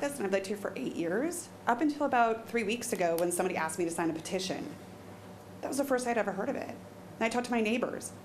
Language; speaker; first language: English; native; English